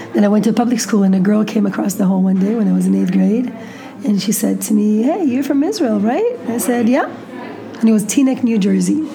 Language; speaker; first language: English; non-native, fluent; Hebrew